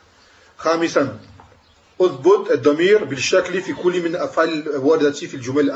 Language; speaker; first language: Arabic; non-native, fluent; French